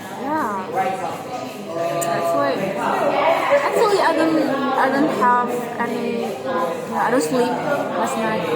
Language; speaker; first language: English; non-native, learner; Indonesian